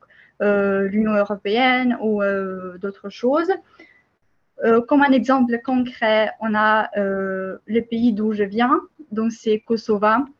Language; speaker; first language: French; non-native, fluent; Albanian